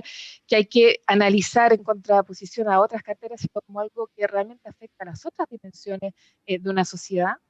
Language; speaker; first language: Spanish; native; Spanish